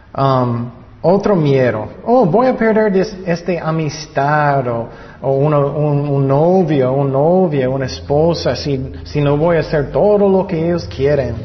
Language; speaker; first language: Spanish; non-native, fluent; English